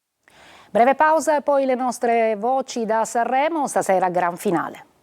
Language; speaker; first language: Italian; native; Italian